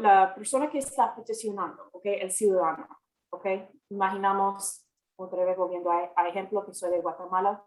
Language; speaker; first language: Spanish; non-native, fluent; English